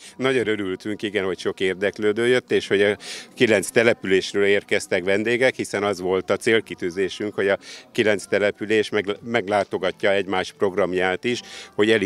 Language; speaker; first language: Hungarian; native; Hungarian